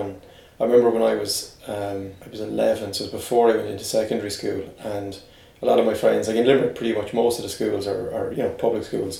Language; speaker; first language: English; native; English